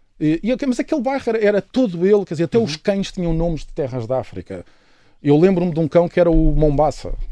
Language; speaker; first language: Portuguese; native; Portuguese